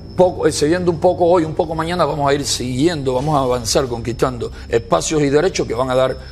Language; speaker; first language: Spanish; native; Spanish